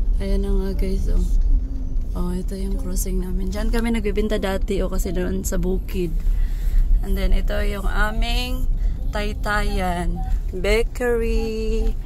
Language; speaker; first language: Filipino; non-native, local second language; Cebuano